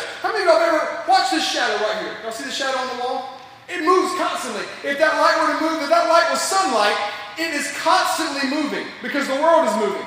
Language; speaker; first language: English; native; English